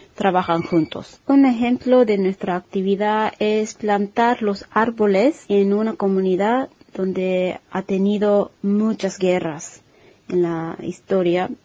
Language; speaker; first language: Spanish; non-native, fluent; Japanese